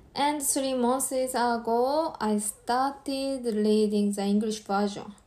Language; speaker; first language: English; non-native, learner; Japanese